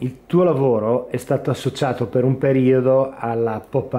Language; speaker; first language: Italian; native; Italian